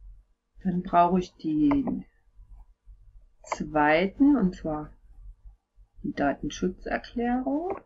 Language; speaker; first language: German; native; German